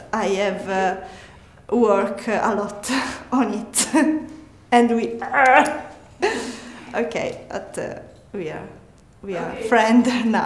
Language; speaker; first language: English; non-native, learner; Italian